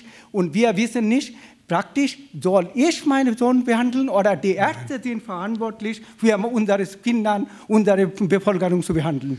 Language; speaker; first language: German; non-native, fluent; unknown